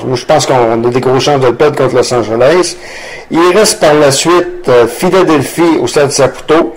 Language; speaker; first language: French; native; French